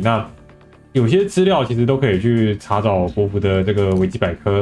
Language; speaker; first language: Chinese; native; Chinese